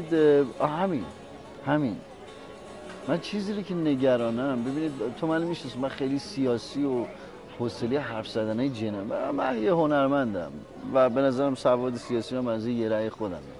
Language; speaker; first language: Persian; native; Persian